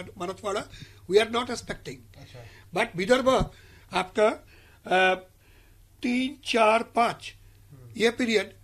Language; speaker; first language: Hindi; non-native, local second language; Marathi